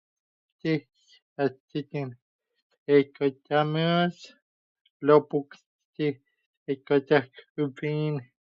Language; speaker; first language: Finnish; non-native, learner; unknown